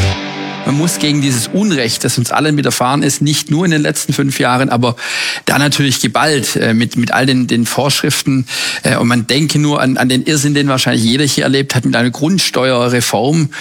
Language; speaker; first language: German; native; German